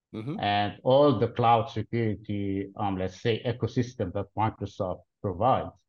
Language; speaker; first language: English; non-native, fluent; Arabic